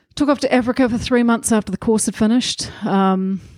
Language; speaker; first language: English; native; English